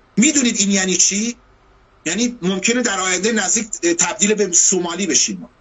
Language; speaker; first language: Persian; non-native, local second language; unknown